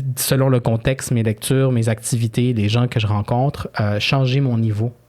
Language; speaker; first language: French; early bilingual, other home language; Spanish